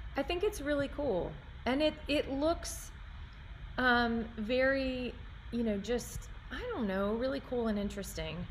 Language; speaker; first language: English; native; English